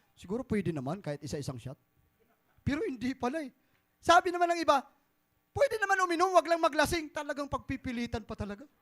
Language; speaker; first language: Filipino; non-native, local second language; Bikol